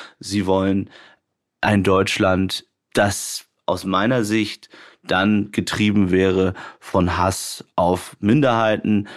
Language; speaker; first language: German; native; German